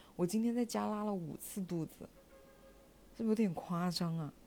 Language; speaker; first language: Chinese; native; Chinese